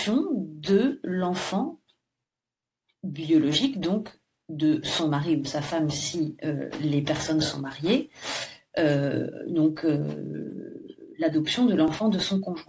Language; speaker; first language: French; native; French